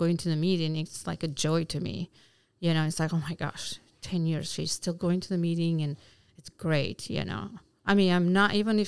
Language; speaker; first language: English; non-native, fluent; Albanian